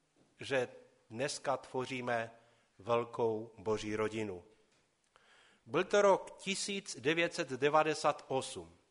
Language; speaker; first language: Czech; non-native, local second language; Polish